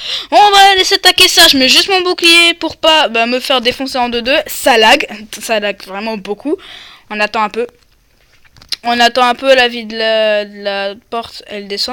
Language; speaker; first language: French; native; French